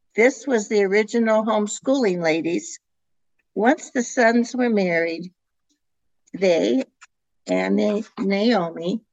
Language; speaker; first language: English; early bilingual, other home language; Dutch